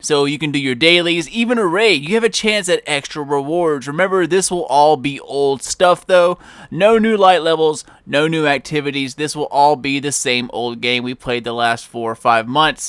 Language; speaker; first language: English; native; English